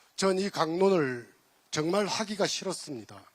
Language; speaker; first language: Korean; native; Korean